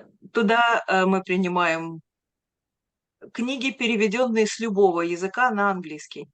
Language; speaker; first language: Russian; native; Russian